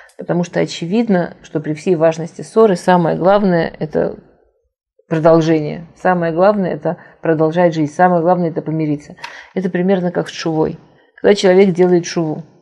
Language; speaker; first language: Russian; native; Russian